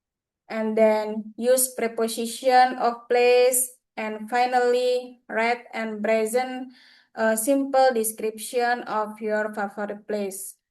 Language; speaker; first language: English; non-native, learner; Indonesian